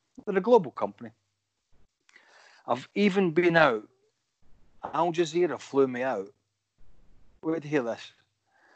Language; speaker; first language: English; native; English